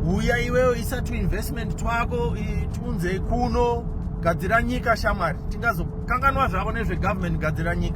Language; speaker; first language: Shona; non-native, local second language; English